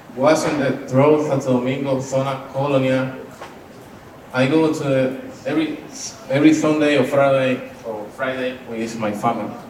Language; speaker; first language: English; non-native, learner; Spanish